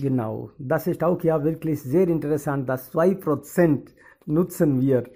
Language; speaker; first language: German; non-native, learner; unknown